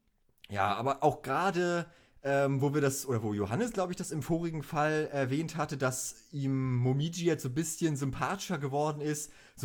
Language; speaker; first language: German; native; German